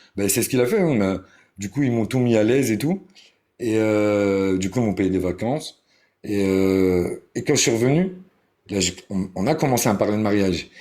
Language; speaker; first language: French; early bilingual, other home language; Arabic